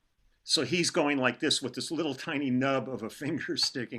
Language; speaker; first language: English; native; English